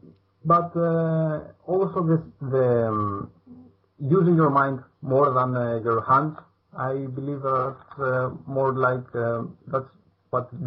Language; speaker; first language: English; non-native, fluent; Greek